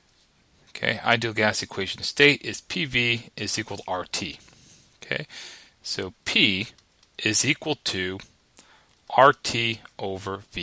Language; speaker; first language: English; native; English